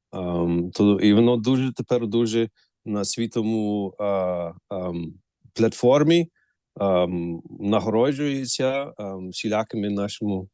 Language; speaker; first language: Ukrainian; early bilingual, heritage; Ukrainian